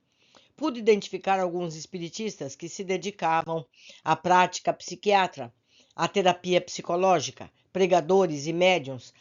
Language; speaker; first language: Portuguese; native; Portuguese